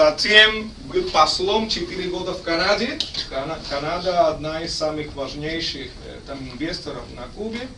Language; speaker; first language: Russian; non-native, fluent; Spanish